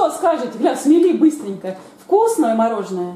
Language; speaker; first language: Russian; native; Russian